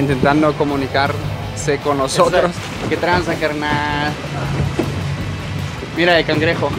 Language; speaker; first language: Spanish; non-native, fluent; German